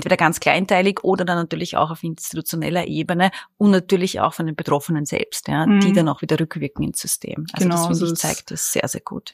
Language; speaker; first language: German; native; German